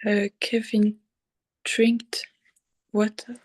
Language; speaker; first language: English; non-native, learner; French